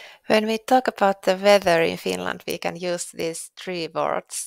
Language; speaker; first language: English; non-native, fluent; Finnish